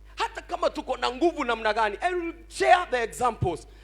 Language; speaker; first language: English; non-native, local second language; Swahili